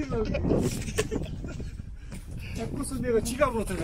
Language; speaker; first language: Korean; non-native, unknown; Mongolian